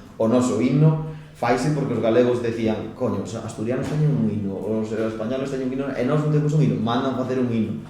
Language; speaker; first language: Galician; native; Galician